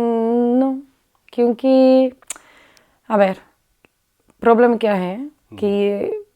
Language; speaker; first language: Hindi; non-native, learner; Spanish